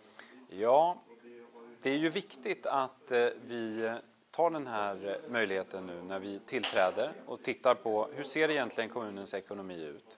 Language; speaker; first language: Swedish; native; Swedish